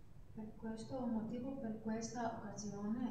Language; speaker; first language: Italian; non-native, learner; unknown